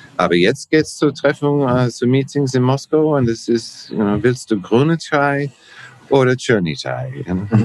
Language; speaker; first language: German; non-native, learner; English